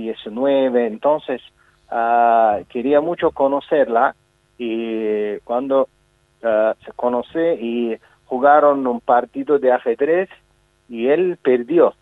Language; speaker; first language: Spanish; non-native, fluent; Azerbaijani